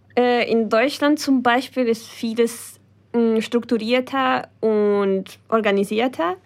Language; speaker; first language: German; non-native, fluent; Ukrainian